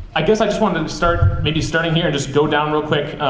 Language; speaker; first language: English; native; English